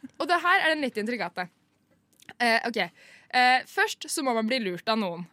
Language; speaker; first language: Norwegian; native; Norwegian